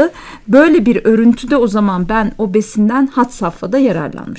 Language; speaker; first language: Turkish; native; Turkish